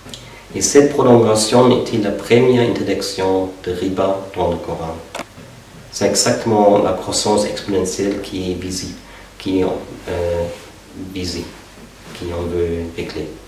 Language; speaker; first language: French; non-native, fluent; German